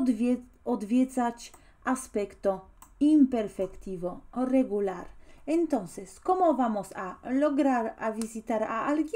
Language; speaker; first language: Spanish; non-native, fluent; Polish